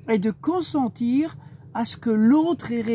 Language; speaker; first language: French; native; French